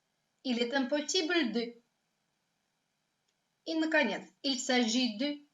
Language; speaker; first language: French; non-native, fluent; Russian